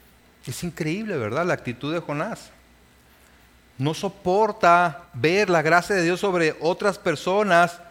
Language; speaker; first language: Spanish; native; Spanish